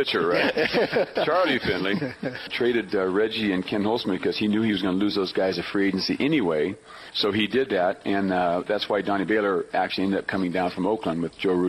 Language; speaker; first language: English; native; English